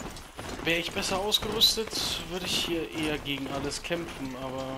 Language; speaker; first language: German; native; German